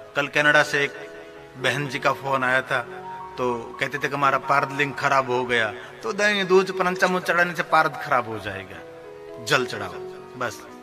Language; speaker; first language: Hindi; non-native, local second language; Gujarati